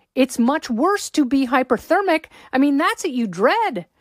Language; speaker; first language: English; native; English